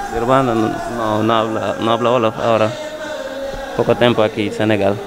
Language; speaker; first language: Spanish; non-native, learner; Wolof